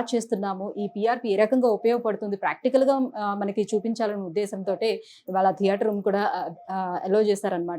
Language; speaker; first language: Telugu; native; Telugu